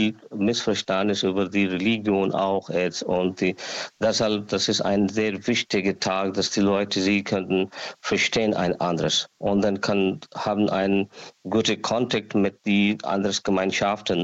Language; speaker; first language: German; non-native, learner; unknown